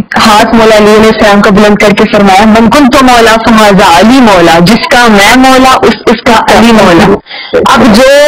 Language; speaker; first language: Urdu; native; Urdu